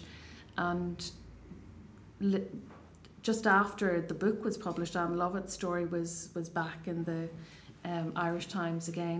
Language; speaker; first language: English; non-native, local second language; Irish